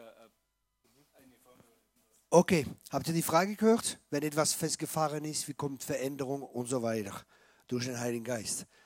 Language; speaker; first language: German; non-native, fluent; French